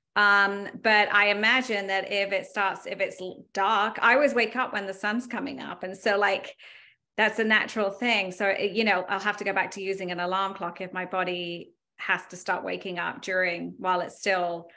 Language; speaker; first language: English; native; English